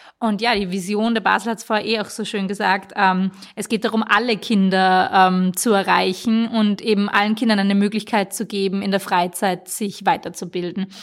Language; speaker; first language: German; native; German